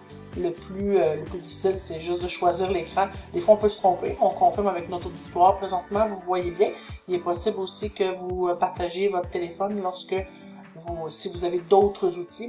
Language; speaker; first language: French; native; French